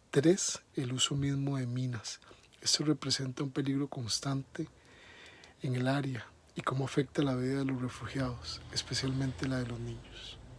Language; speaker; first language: Spanish; native; Spanish